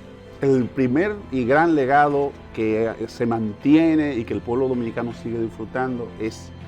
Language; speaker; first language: Spanish; native; Spanish